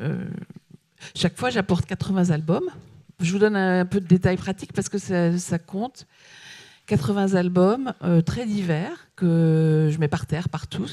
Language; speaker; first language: French; native; French